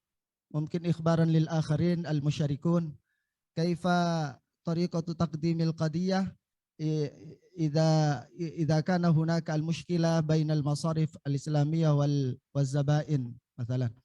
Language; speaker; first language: Arabic; non-native, fluent; Indonesian